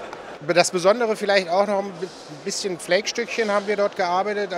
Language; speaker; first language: German; native; German